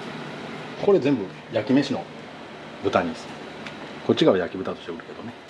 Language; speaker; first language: Japanese; native; Japanese